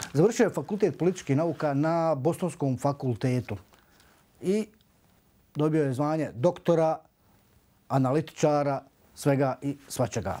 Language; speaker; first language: Croatian; native; Croatian